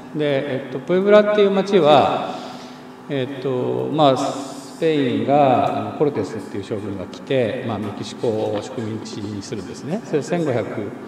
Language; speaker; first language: Japanese; native; Japanese